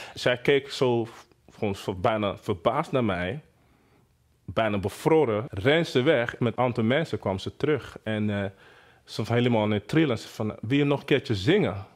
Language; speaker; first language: Dutch; non-native, fluent; Bini